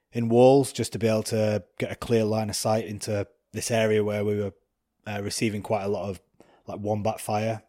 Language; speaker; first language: English; native; English